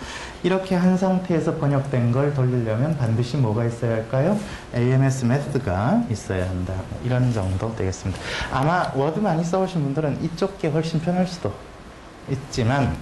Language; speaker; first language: Korean; native; Korean